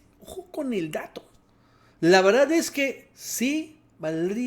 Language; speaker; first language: Spanish; native; Spanish